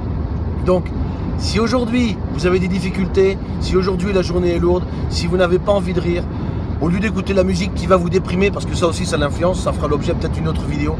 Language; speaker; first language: French; native; French